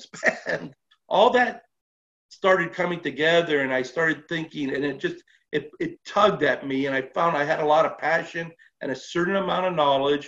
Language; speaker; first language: English; native; English